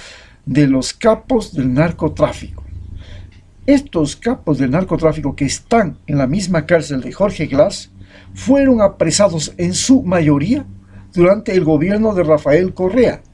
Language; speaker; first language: Spanish; native; Spanish